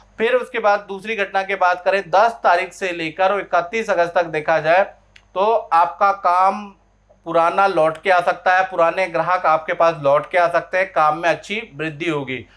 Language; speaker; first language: Hindi; native; Hindi